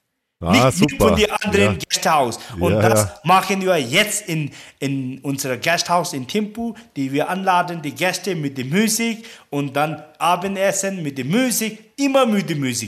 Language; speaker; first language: German; non-native, learner; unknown